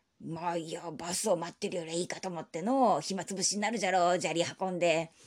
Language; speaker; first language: Japanese; native; Japanese